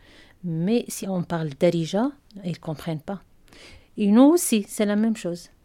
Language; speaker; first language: French; non-native, learner; Arabic